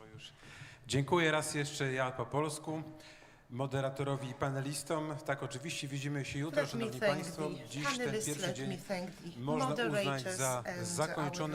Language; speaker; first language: Polish; native; Polish